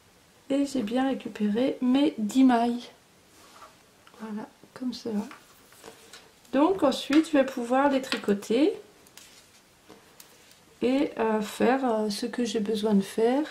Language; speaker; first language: French; native; French